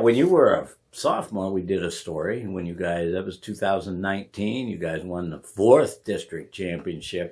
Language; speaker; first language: English; native; English